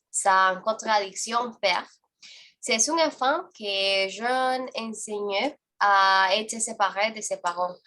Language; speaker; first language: French; non-native, learner; Spanish